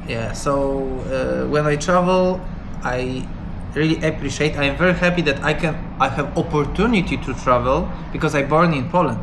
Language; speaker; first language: English; non-native, learner; Polish